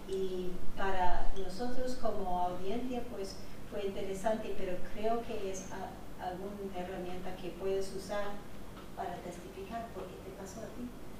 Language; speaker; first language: Spanish; non-native, fluent; English